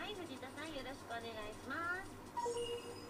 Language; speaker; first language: Japanese; native; Japanese